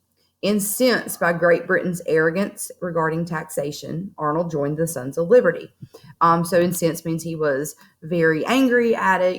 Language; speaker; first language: English; native; English